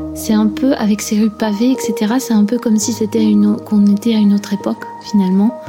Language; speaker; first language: French; native; French